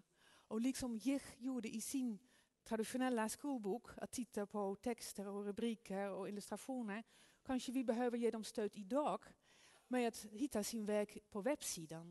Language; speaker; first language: Swedish; non-native, fluent; Dutch